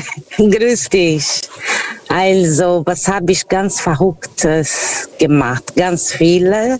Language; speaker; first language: German; non-native, fluent; Portuguese